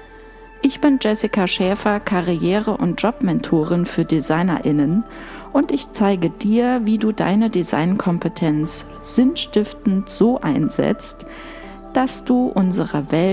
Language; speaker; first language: German; native; German